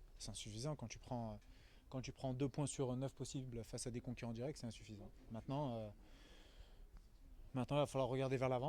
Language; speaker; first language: French; native; French